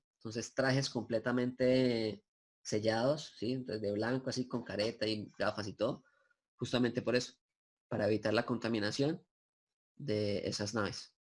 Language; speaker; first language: Spanish; native; Spanish